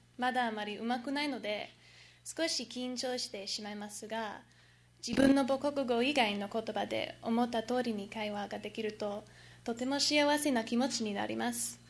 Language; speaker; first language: Japanese; non-native, learner; English